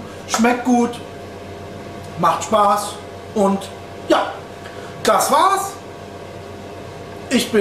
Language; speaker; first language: German; native; German